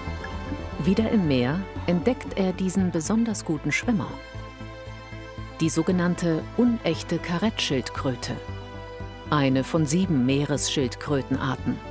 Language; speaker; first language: German; native; German